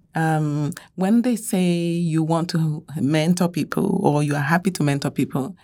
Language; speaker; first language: English; non-native, local second language; Yoruba